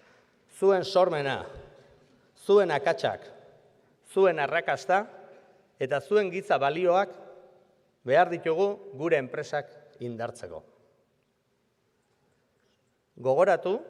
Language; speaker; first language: Basque; native; Basque